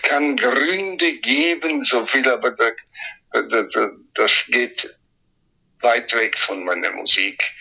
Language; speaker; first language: German; non-native, fluent; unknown